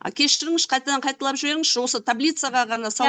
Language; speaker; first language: Kazakh; native; Kazakh